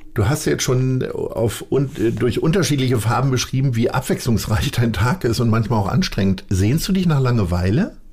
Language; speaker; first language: German; native; German